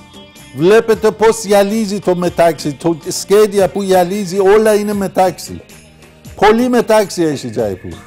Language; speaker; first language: Greek; non-native, fluent; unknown